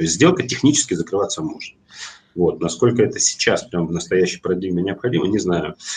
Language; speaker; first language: Russian; native; Russian